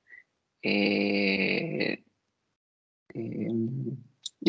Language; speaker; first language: Japanese; non-native, learner; Italian